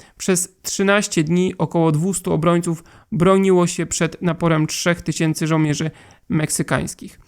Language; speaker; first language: Polish; native; Polish